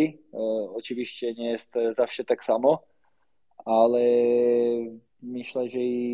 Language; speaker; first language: Polish; non-native, learner; Slovak